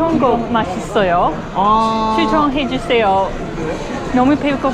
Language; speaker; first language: Korean; non-native, learner; English